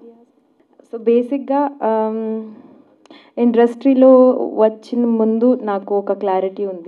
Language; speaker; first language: Telugu; non-native, learner; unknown